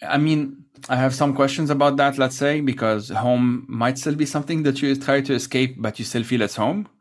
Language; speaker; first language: English; non-native, fluent; Arabic